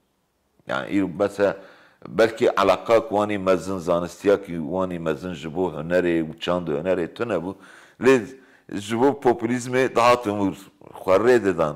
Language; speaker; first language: Kurdish; native; Kurdish